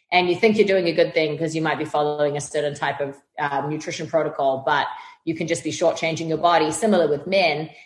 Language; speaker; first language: English; native; English